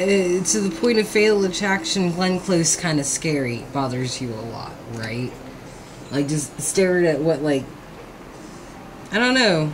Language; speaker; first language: English; native; English